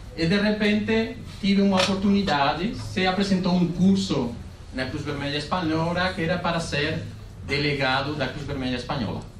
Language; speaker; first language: Portuguese; non-native, fluent; Spanish